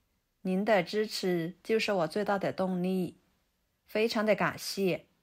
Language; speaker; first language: Chinese; native; Chinese